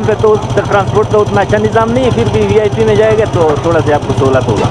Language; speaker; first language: Hindi; non-native, learner; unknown